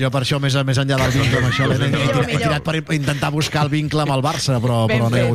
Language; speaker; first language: Catalan; native; Catalan